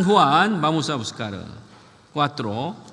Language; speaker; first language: Spanish; non-native, learner; Korean